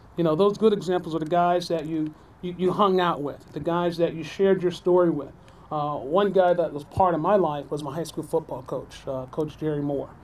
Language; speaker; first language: English; native; English